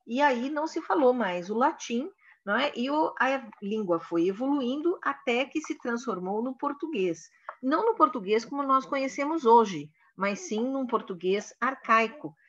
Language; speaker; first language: Portuguese; native; Portuguese